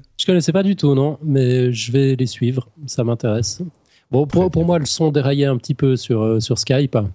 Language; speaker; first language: French; native; French